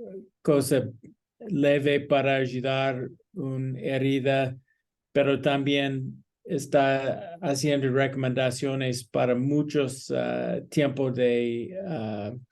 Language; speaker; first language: Spanish; non-native, learner; English